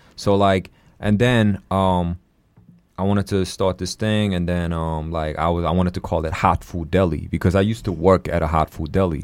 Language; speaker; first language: English; early bilingual, other home language; Chinese